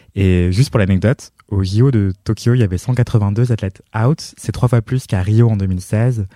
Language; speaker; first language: French; native; French